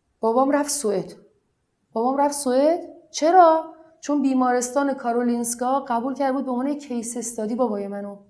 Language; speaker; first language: Persian; non-native, local second language; Arabic